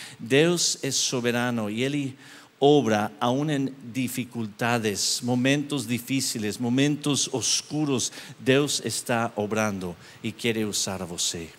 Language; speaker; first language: Portuguese; non-native, learner; English